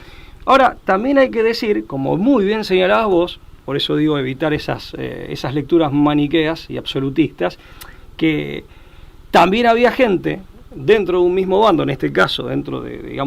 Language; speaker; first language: Spanish; native; Spanish